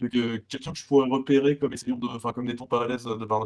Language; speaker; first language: French; native; French